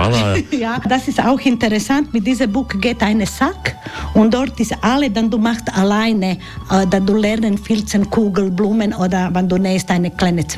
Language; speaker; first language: German; non-native, learner; Croatian